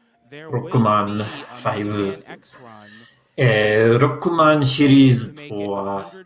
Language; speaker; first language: Japanese; non-native, learner; English